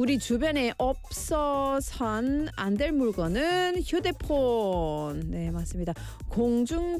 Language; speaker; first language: Korean; non-native, fluent; English